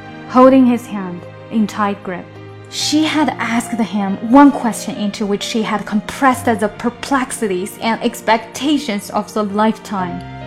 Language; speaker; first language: English; non-native, fluent; Chinese